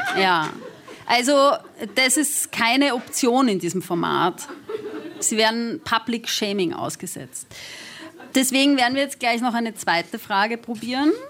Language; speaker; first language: German; native; German